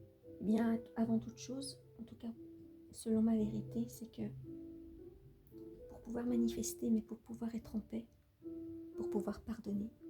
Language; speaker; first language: French; native; French